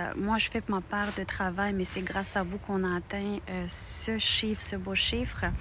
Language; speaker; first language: French; non-native, fluent; Romanian